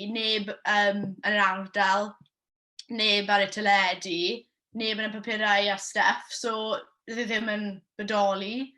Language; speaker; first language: Welsh; non-native, local second language; English